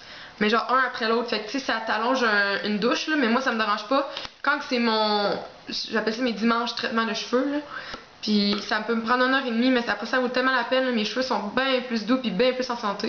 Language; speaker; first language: French; native; French